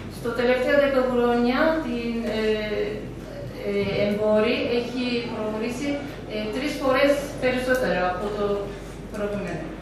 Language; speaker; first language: Greek; non-native, learner; Turkish